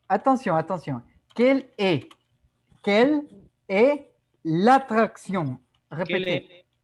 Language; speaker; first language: French; non-native, fluent; Spanish